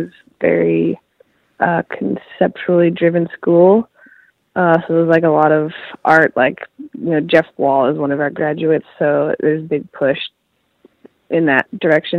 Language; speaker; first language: English; native; English